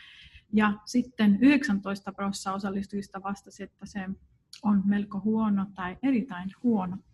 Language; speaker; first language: Finnish; non-native, fluent; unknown